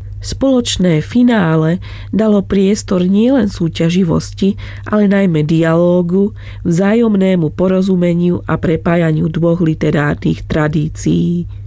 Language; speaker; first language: Slovak; native; Slovak